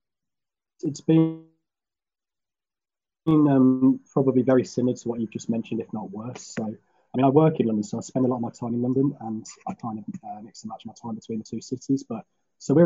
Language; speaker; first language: English; native; English